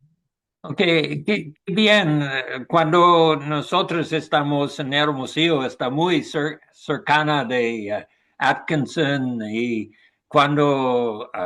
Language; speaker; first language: Spanish; non-native, learner; English